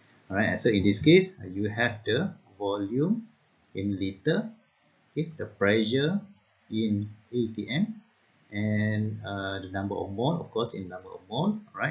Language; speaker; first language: English; non-native, local second language; Malay